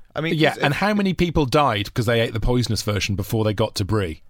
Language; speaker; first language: English; native; English